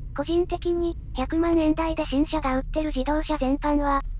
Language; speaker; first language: Japanese; native; Japanese